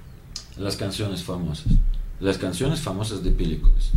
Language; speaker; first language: Spanish; non-native, learner; Russian